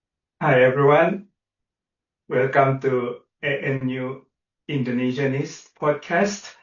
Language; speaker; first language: English; non-native, fluent; Indonesian